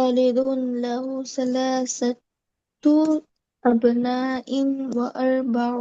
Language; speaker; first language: Arabic; non-native, learner; Bangla